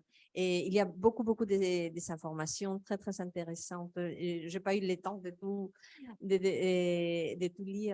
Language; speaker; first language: French; non-native, fluent; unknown